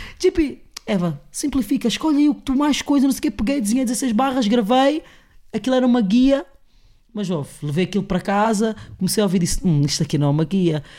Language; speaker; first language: Portuguese; native; Portuguese